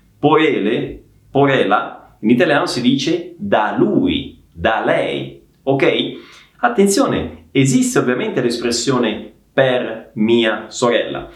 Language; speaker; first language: Italian; native; Italian